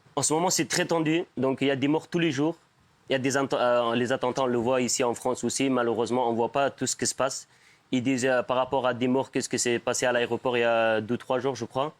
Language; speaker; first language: French; non-native, fluent; Persian